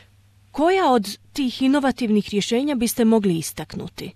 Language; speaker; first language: Croatian; native; Croatian